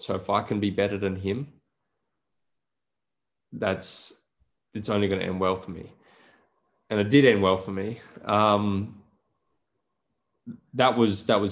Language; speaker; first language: English; native; English